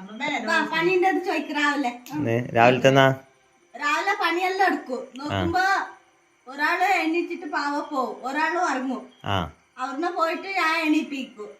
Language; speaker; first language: Malayalam; non-native, learner; Kannada